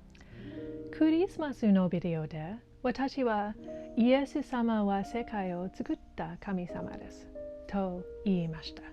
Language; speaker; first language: Japanese; non-native, learner; English